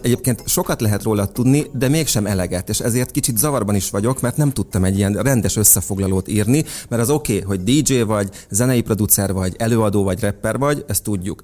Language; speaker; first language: Hungarian; native; Hungarian